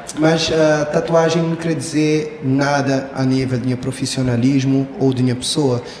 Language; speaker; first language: Portuguese; non-native, local second language; Kabuverdianu